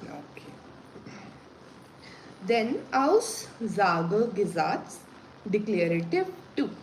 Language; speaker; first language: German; non-native, learner; Hindi